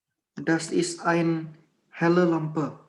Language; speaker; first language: German; non-native, learner; Indonesian